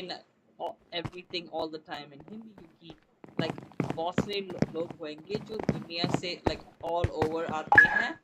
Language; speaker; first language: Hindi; non-native, local second language; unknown